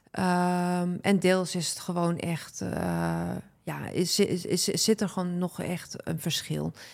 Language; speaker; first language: Dutch; early bilingual, other home language; Arabic